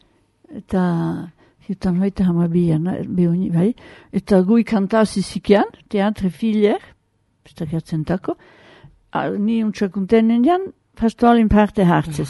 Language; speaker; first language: Basque; native; Basque